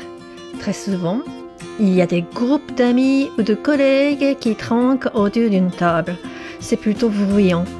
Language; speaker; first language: French; non-native, fluent; Japanese